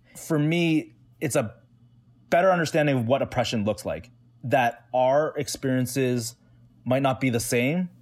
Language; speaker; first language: English; native; English